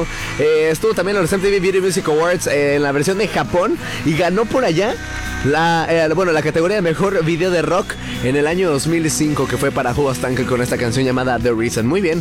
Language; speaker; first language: Spanish; native; Spanish